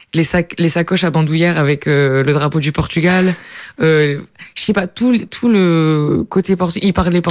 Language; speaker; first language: French; native; French